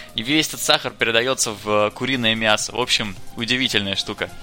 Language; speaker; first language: Russian; native; Russian